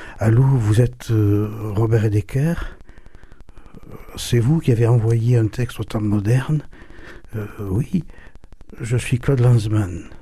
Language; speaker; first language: French; early bilingual, other home language; German